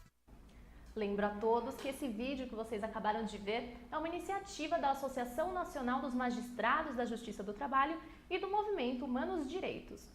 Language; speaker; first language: Portuguese; native; Portuguese